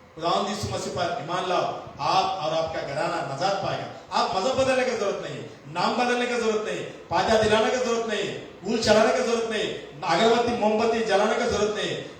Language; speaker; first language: Hindi; non-native, local second language; Telugu